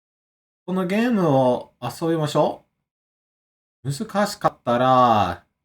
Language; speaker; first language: Japanese; non-native, learner; English